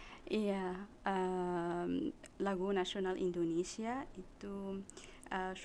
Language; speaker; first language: Indonesian; non-native, learner; Arabic